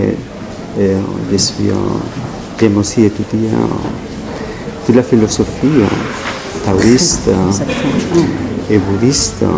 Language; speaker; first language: French; non-native, learner; Spanish